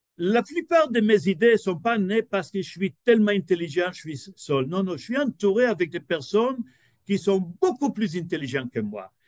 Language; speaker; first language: French; non-native, fluent; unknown